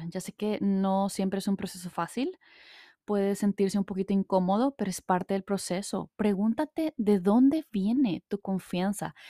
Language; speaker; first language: Spanish; early bilingual, heritage; Spanish